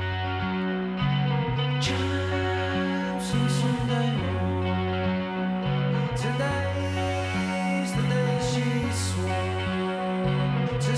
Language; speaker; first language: English; native; English